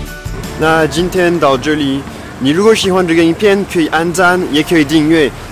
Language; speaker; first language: Chinese; non-native, fluent; French